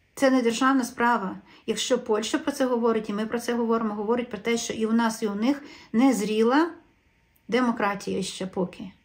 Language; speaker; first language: Ukrainian; native; Ukrainian